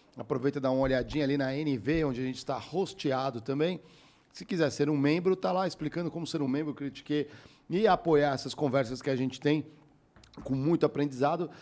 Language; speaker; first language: Portuguese; native; Portuguese